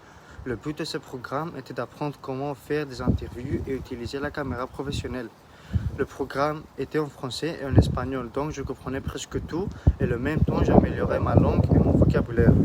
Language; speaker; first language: French; early bilingual, other home language; Greek